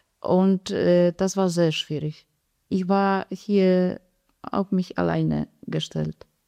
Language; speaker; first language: German; non-native, fluent; Polish